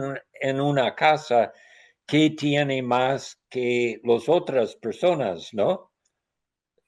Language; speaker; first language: Spanish; non-native, learner; English